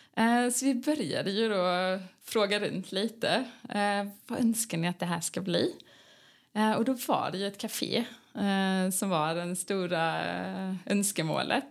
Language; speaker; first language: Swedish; native; Swedish